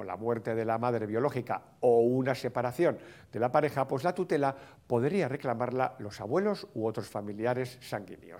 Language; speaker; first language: Spanish; native; Spanish